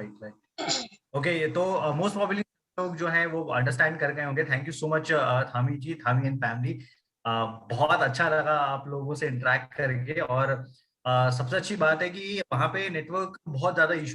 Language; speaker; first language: Hindi; native; Hindi